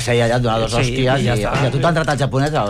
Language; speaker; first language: Catalan; native; Catalan